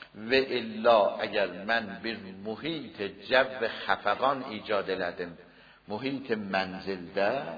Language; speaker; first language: Persian; non-native, local second language; Azerbaijani